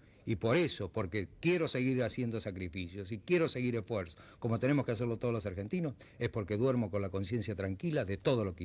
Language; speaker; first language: Spanish; native; Spanish